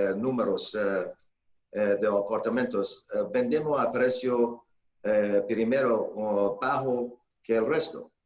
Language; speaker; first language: Spanish; non-native, fluent; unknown